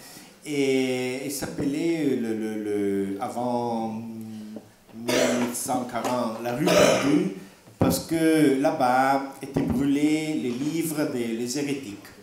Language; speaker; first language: French; non-native, learner; Italian